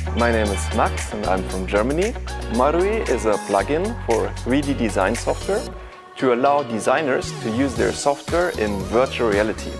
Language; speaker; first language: English; non-native, fluent; German